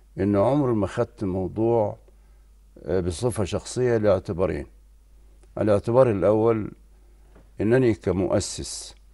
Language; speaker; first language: Arabic; native; Arabic